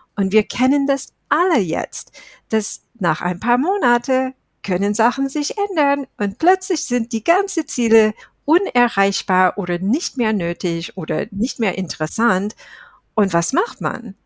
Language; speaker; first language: German; non-native, fluent; English